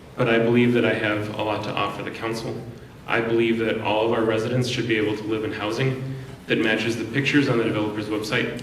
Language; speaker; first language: English; native; English